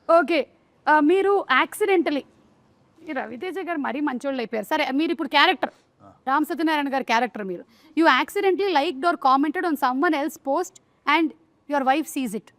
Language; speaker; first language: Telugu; non-native, local second language; Malayalam